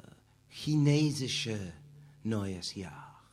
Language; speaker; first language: German; non-native, learner; English